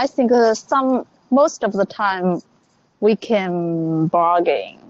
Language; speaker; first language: English; non-native, learner; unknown